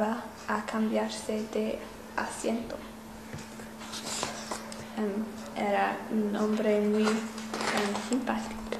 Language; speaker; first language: Spanish; non-native, learner; English